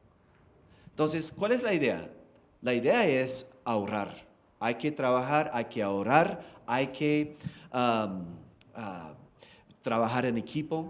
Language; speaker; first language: Spanish; non-native, fluent; English